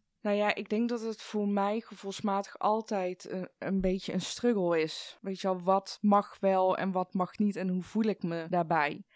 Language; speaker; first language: Dutch; early bilingual, other home language; Persian